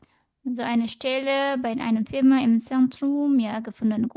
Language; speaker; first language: German; non-native, fluent; Indonesian